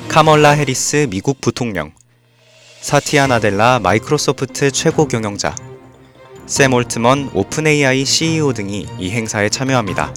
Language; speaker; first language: Korean; native; Korean